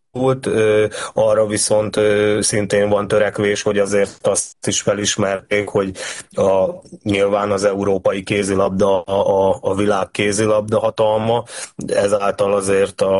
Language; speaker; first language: Hungarian; native; Hungarian